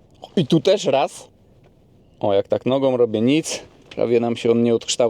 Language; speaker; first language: Polish; native; Polish